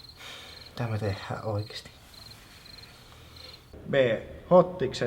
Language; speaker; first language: Finnish; native; Finnish